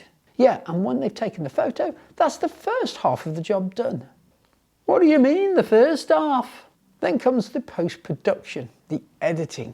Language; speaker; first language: English; native; English